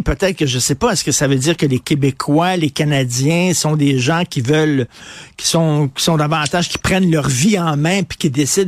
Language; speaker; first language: French; native; French